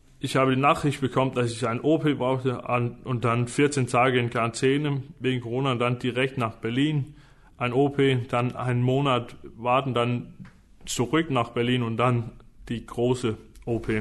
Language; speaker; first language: German; non-native, fluent; Danish